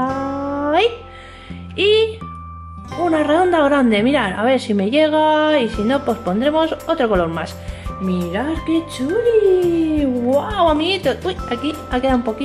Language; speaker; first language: Spanish; native; Spanish